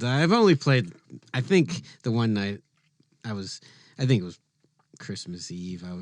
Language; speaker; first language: English; native; English